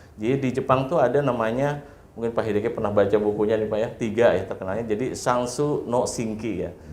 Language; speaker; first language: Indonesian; native; Indonesian